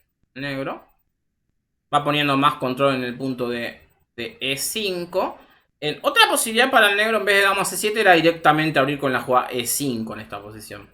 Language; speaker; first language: Spanish; native; Spanish